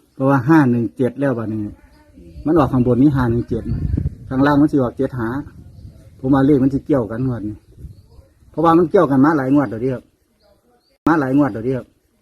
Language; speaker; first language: Thai; native; Thai